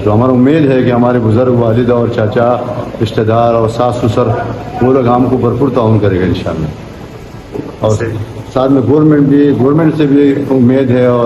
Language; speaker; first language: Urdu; non-native, local second language; Pashto